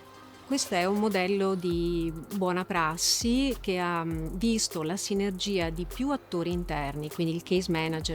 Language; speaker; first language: Italian; native; Italian